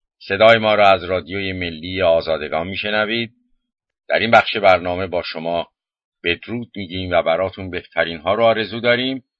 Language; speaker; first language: Persian; native; Persian